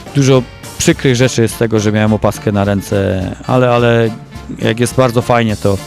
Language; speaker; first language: Polish; native; Polish